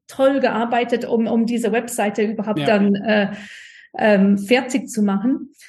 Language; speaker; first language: German; non-native, fluent; English